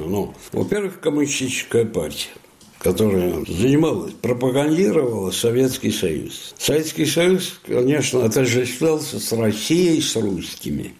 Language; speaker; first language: Russian; non-native, fluent; Italian